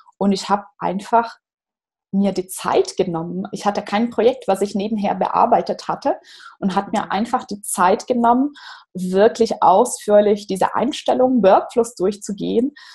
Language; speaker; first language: German; non-native, fluent; Portuguese